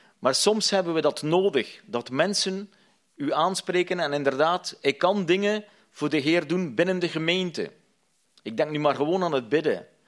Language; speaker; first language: Dutch; native; Dutch